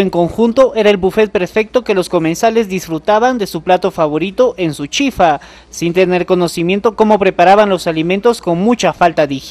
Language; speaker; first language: Spanish; native; Spanish